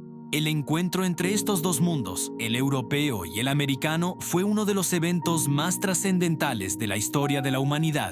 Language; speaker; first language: Spanish; native; Spanish